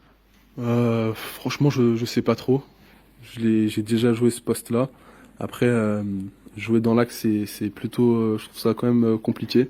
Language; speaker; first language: French; native; French